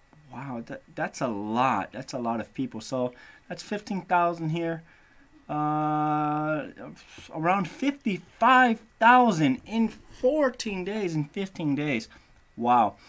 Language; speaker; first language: English; non-native, fluent; Portuguese